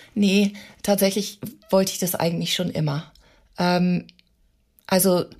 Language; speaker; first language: German; early bilingual, other home language; English